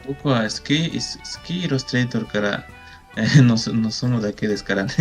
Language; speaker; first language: Japanese; non-native, learner; Spanish